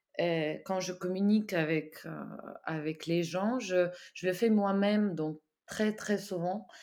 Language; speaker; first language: French; non-native, fluent; Ukrainian